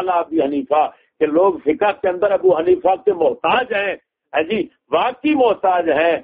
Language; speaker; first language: Urdu; non-native, local second language; Punjabi